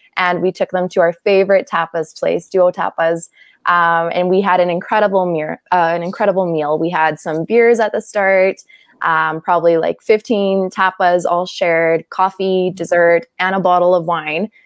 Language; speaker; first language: English; native; English